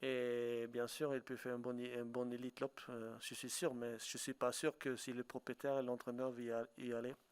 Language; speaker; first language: French; non-native, fluent; Swedish